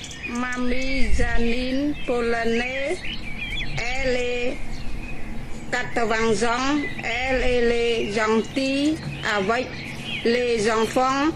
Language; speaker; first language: French; non-native, learner; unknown